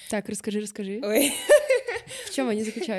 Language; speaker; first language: Russian; native; Russian